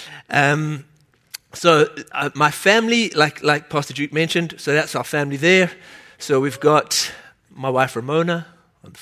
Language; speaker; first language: English; native; English